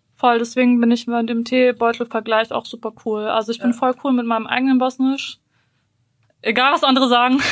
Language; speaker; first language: German; early bilingual, other home language; Bosnian